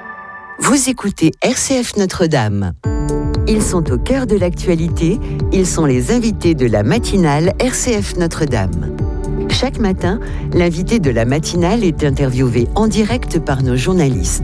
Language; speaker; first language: French; native; French